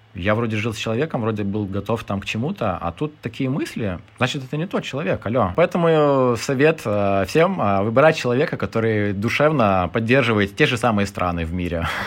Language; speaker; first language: Russian; non-native, fluent; Lithuanian